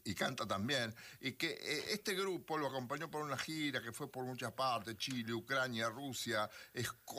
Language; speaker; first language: Spanish; native; Spanish